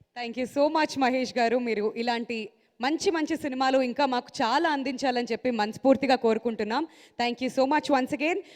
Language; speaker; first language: Telugu; native; Telugu